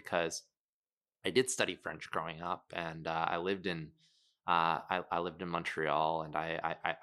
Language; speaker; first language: English; native; English